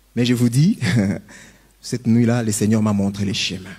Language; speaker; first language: French; non-native, local second language; Lingala